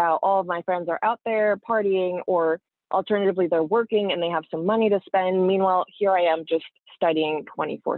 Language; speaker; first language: English; native; English